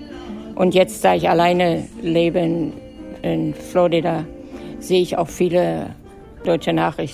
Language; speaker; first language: German; native; German